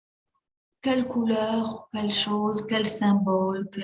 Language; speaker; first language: French; non-native, fluent; Spanish